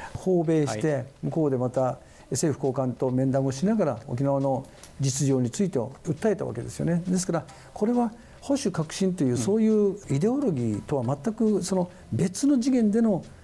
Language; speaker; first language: Japanese; native; Japanese